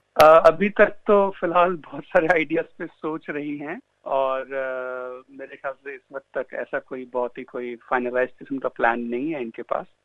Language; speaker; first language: Urdu; native; Urdu